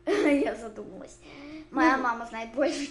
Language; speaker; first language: Russian; early bilingual, heritage; Russian